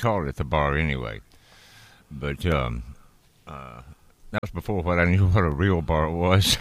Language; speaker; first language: English; native; English